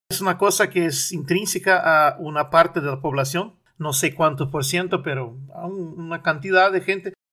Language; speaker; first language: Spanish; non-native, fluent; Portuguese